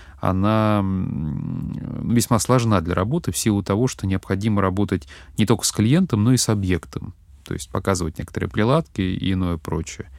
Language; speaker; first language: Russian; native; Russian